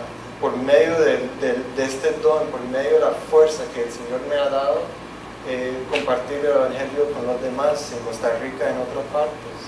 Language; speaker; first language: Spanish; non-native, fluent; English